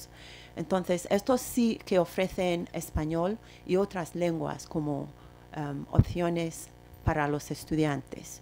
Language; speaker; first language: Spanish; non-native, fluent; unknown